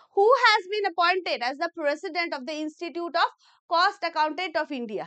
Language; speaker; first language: English; non-native, local second language; Bangla